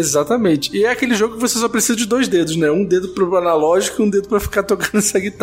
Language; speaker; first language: Portuguese; native; Portuguese